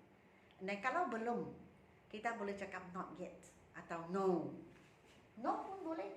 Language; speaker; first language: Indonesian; non-native, local second language; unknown